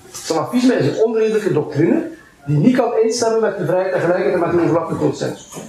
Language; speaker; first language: Dutch; native; Dutch